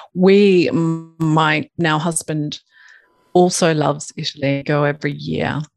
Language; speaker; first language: English; native; English